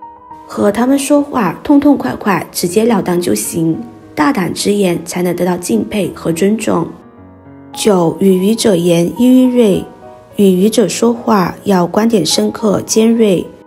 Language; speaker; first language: Chinese; native; Chinese